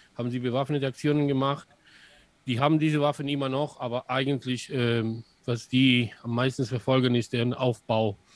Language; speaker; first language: German; non-native, fluent; Spanish